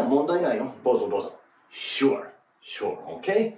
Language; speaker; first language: Japanese; non-native, learner; English